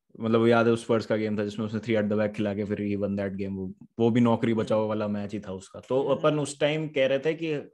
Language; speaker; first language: Hindi; native; Hindi